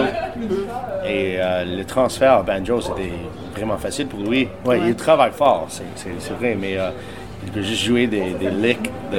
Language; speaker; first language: French; non-native, local second language; English